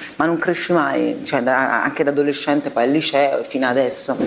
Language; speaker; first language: Italian; native; Italian